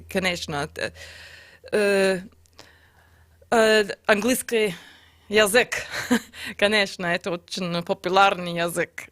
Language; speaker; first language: Russian; non-native, learner; English